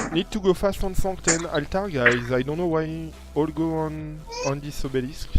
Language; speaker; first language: English; non-native, learner; French